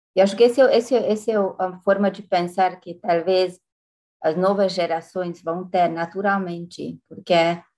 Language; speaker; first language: Portuguese; non-native, fluent; French